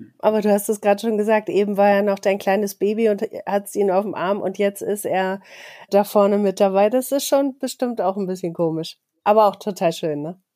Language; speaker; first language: German; native; German